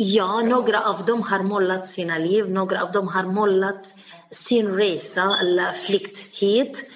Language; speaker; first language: Swedish; non-native, learner; Arabic